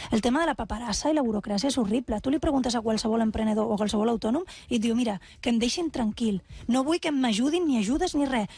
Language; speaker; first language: Catalan; non-native, local second language; Spanish